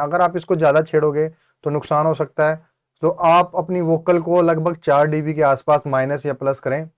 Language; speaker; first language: Hindi; native; Hindi